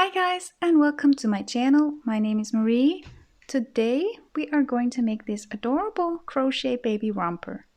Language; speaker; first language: English; non-native, fluent; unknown